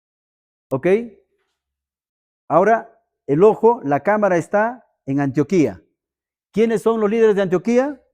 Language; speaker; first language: Spanish; native; Spanish